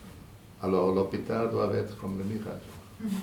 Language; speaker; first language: French; non-native, fluent; Portuguese